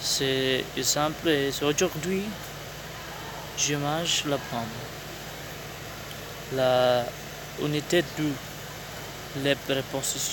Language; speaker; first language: French; non-native, learner; Spanish